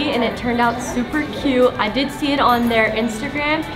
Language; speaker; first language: English; native; English